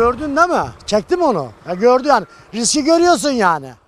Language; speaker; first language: Turkish; native; Turkish